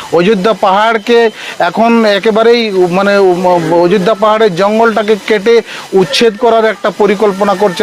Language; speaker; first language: Bangla; non-native, local second language; Santali